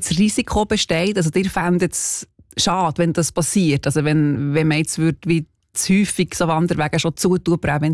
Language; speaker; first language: German; native; German